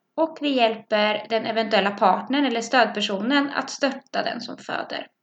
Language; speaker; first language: Swedish; native; Swedish